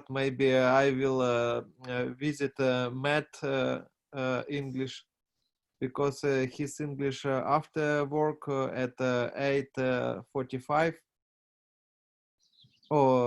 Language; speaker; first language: English; non-native, learner; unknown